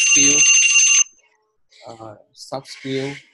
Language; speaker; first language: English; non-native, learner; Vietnamese